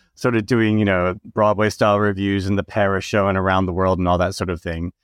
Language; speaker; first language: English; native; English